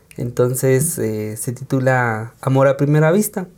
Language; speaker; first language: Spanish; non-native, local second language; Kaqchikel